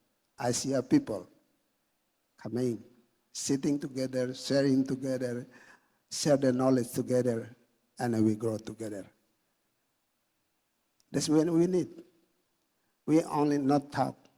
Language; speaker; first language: English; non-native, learner; Indonesian